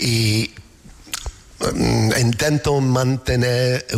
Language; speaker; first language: Spanish; non-native, learner; English